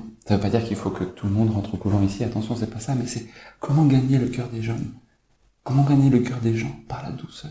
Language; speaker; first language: French; native; French